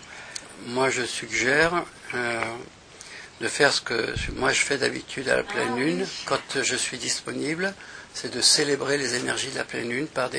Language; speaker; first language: French; native; French